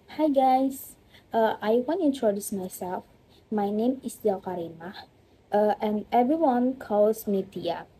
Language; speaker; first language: English; non-native, learner; Indonesian